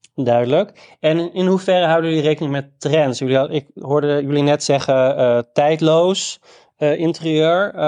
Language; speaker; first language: Dutch; native; Dutch